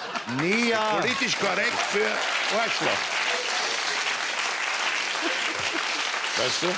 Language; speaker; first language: German; native; German